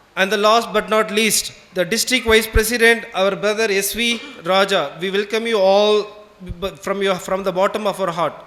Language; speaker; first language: English; non-native, local second language; Tamil